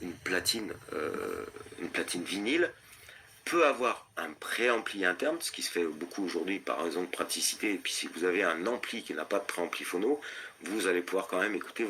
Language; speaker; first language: French; native; French